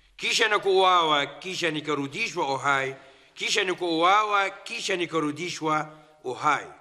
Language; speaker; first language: Swahili; non-native, fluent; Arabic